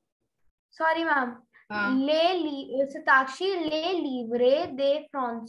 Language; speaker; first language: French; non-native, learner; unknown